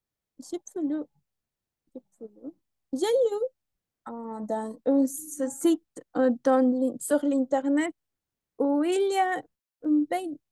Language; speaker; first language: French; non-native, learner; Spanish